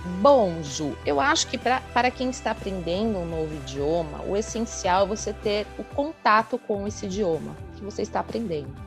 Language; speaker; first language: Portuguese; native; Portuguese